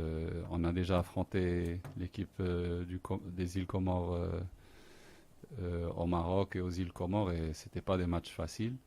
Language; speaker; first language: French; non-native, local second language; Arabic